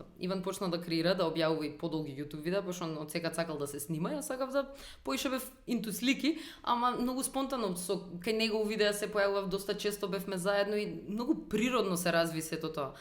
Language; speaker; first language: Macedonian; native; Macedonian